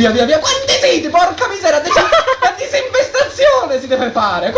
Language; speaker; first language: Italian; native; Italian